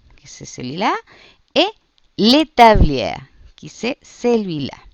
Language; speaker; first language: French; non-native, fluent; Spanish